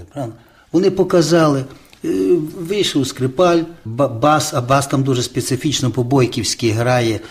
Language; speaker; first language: Ukrainian; native; Ukrainian